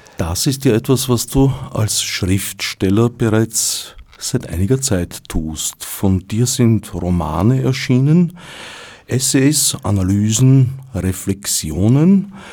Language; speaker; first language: German; native; German